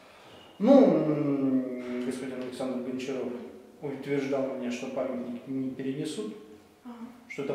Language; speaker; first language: Russian; native; Russian